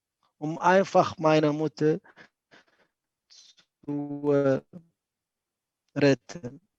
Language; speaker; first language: German; non-native, fluent; Arabic